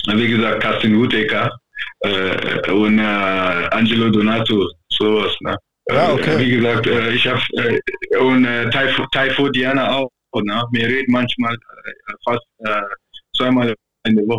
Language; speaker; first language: German; non-native, fluent; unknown